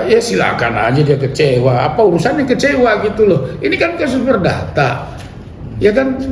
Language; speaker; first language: Indonesian; native; Indonesian